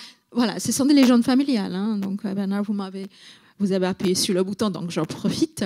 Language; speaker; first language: French; non-native, fluent; Bangla